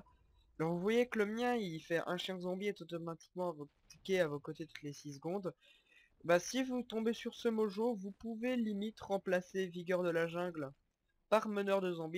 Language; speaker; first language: French; native; French